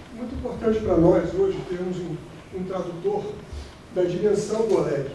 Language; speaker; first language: Portuguese; native; Portuguese